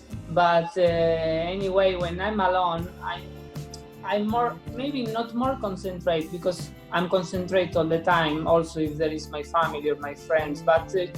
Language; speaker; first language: English; non-native, fluent; Spanish